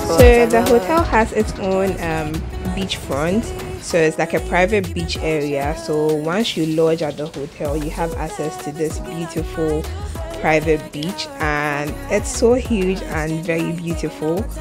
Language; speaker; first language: English; non-native, local second language; Akan